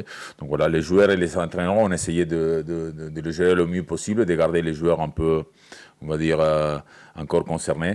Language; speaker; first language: French; native; French